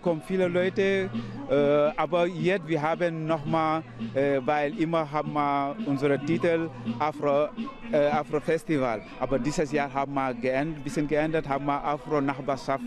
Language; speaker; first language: German; non-native, learner; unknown